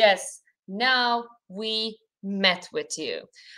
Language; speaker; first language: English; non-native, fluent; Turkish